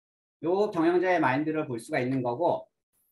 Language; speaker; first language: Korean; native; Korean